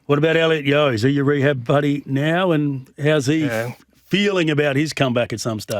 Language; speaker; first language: English; native; English